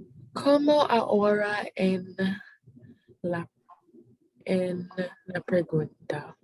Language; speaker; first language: Spanish; non-native, learner; English